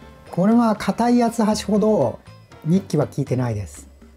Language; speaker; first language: Japanese; native; Japanese